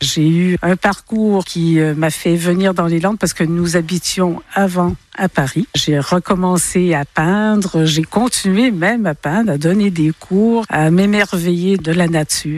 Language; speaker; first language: French; native; French